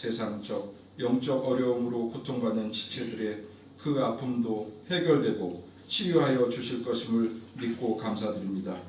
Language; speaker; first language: Korean; native; Korean